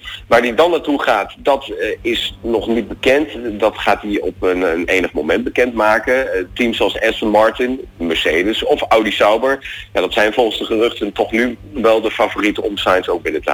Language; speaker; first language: Dutch; native; Dutch